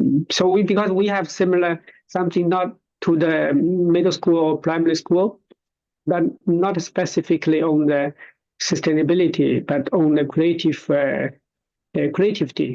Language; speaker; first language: English; non-native, learner; Chinese